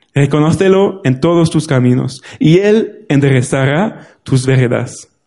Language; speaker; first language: Spanish; non-native, fluent; German